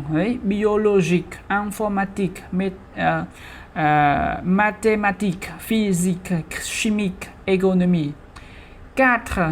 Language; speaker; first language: French; non-native, fluent; Khmer